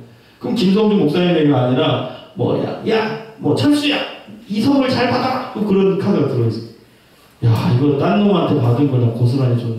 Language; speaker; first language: Korean; native; Korean